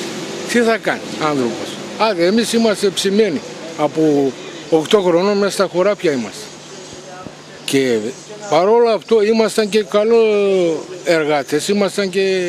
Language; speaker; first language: Greek; non-native, local second language; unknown